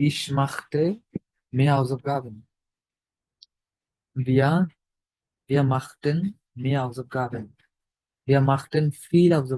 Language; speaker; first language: German; non-native, fluent; Bangla